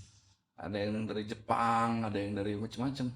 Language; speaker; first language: Indonesian; native; Indonesian